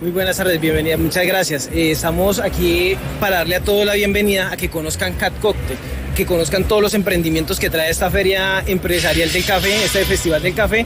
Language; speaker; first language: Spanish; native; Spanish